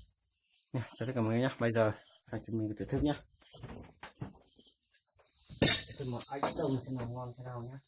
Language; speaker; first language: Vietnamese; non-native, local second language; Hmong